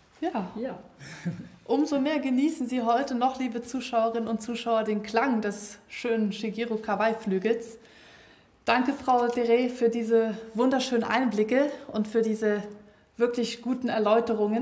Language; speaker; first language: German; native; German